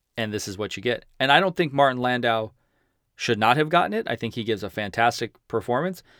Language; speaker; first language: English; native; English